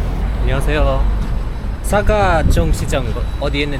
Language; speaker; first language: Korean; non-native, learner; Arabic